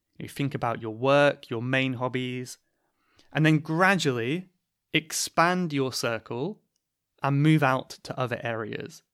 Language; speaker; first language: English; native; English